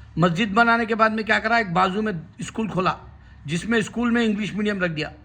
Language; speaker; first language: Urdu; native; Urdu